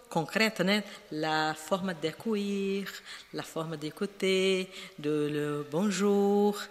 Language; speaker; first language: French; non-native, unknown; Portuguese